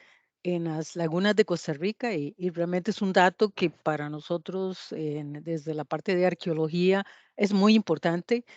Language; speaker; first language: Spanish; native; Spanish